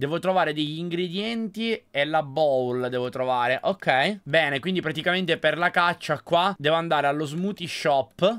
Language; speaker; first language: Italian; native; Italian